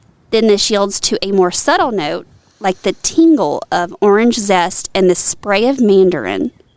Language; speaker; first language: English; native; English